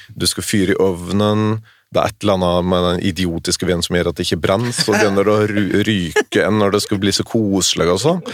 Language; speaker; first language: Norwegian; native; Norwegian